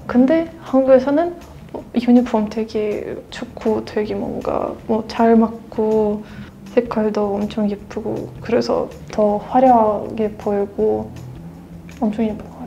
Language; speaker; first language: Korean; non-native, fluent; Russian